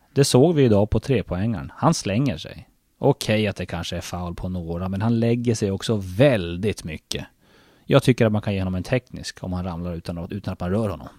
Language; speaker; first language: Swedish; native; Swedish